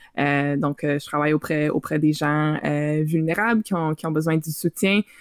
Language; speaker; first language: French; native; French